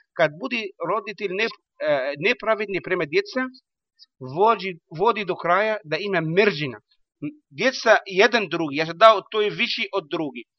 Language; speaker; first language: Bosnian; non-native, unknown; Arabic